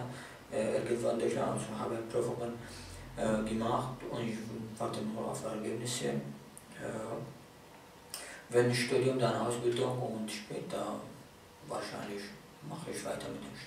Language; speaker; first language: German; non-native, fluent; Arabic